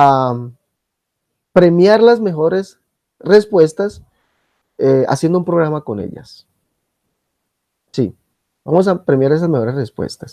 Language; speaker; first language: Spanish; native; Spanish